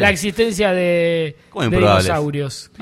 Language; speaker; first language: Spanish; native; Spanish